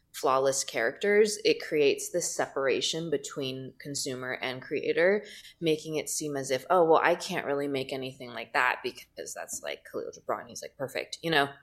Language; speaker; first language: English; native; English